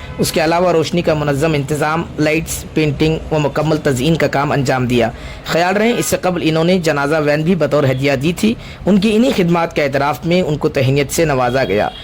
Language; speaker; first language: Urdu; native; Urdu